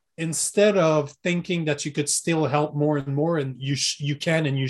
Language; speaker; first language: English; non-native, fluent; French